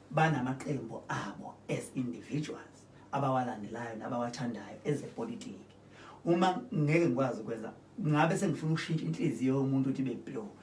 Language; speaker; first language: Zulu; native; Zulu